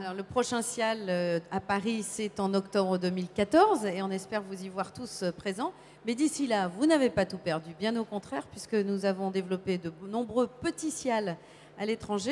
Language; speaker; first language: French; native; French